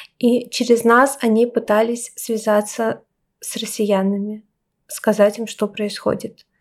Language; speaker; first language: Russian; native; Russian